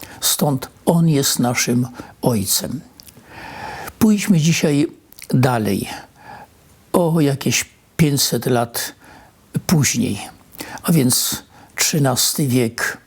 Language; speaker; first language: Polish; native; Polish